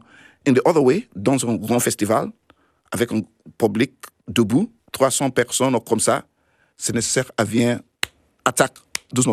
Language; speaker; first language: French; non-native, fluent; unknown